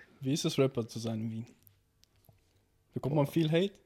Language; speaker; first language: German; native; German